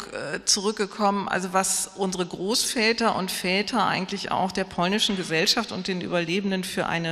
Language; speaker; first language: German; native; German